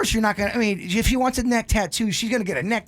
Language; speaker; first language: English; native; English